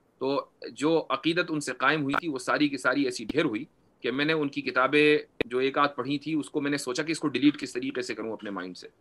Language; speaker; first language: Urdu; native; Urdu